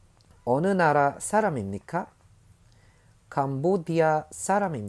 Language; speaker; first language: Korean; non-native, learner; Filipino